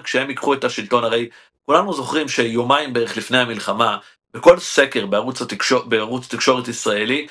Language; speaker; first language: Hebrew; native; Hebrew